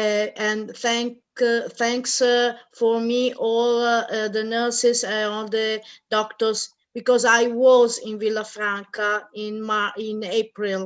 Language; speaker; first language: English; non-native, learner; Italian